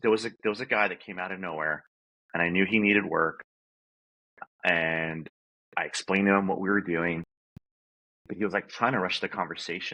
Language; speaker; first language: English; native; English